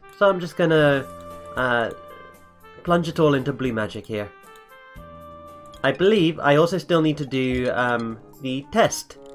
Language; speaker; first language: English; native; English